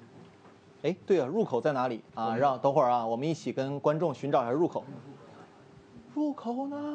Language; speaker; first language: Chinese; native; Chinese